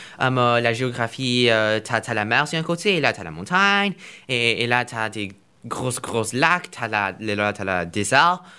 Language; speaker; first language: French; non-native, fluent; Chinese